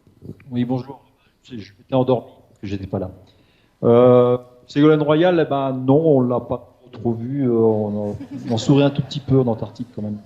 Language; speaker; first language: French; native; French